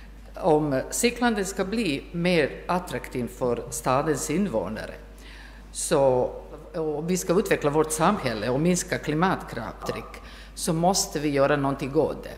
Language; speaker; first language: Swedish; non-native, fluent; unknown